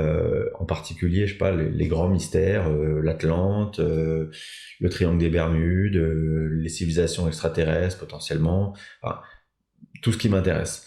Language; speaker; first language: French; native; French